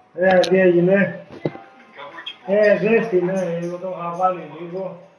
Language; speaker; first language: Greek; native; Greek